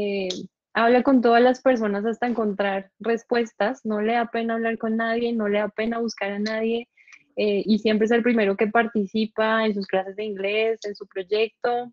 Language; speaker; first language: Spanish; native; Spanish